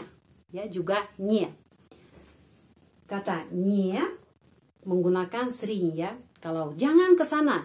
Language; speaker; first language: Indonesian; non-native, fluent; Russian